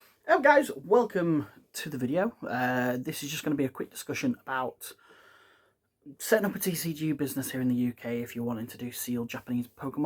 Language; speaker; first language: English; native; English